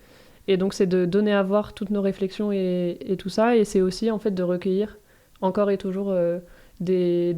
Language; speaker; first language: French; native; French